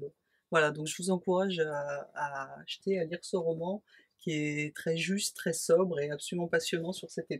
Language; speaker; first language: French; native; French